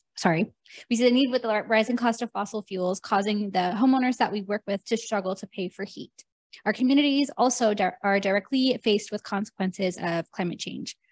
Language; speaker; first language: English; native; English